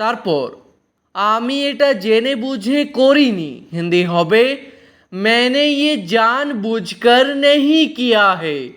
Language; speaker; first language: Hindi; non-native, local second language; Bangla